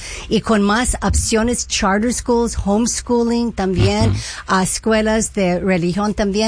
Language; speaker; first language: Spanish; early bilingual, heritage; Spanish